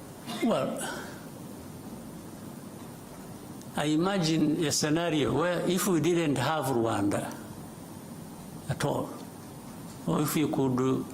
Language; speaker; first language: English; non-native, local second language; Kinyarwanda